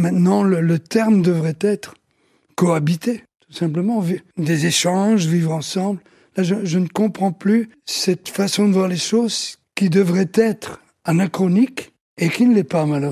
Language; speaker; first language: French; early bilingual, other home language; Italian